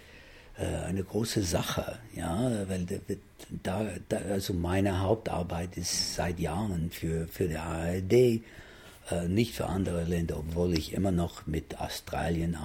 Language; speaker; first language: German; non-native, fluent; English